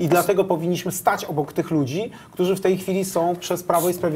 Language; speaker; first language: Polish; native; Polish